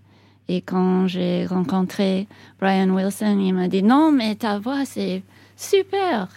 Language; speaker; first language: French; non-native, learner; English